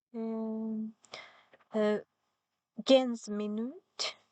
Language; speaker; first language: French; non-native, learner; Chinese